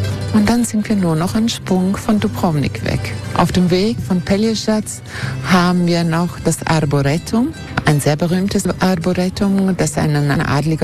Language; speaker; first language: German; non-native, fluent; Croatian